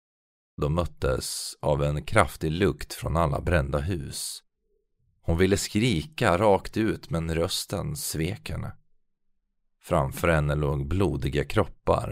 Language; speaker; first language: Swedish; native; Swedish